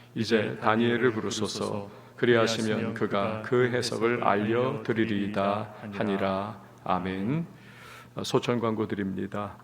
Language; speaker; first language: Korean; native; Korean